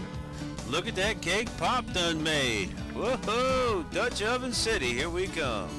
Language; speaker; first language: English; native; English